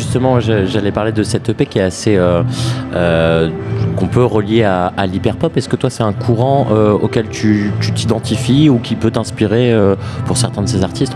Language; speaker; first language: French; native; French